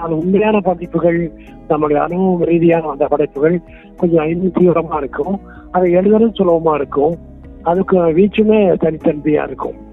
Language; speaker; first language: Tamil; non-native, local second language; Kannada